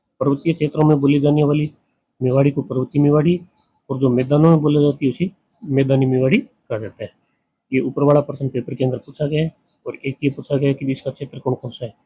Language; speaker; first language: Hindi; native; Hindi